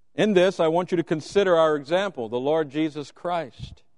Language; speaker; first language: English; native; English